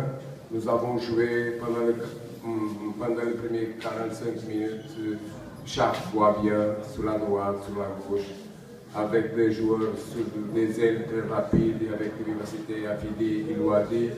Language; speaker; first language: French; non-native, learner; Portuguese